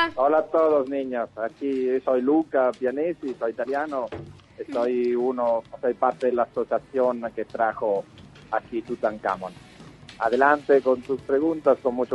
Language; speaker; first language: Spanish; non-native, fluent; Italian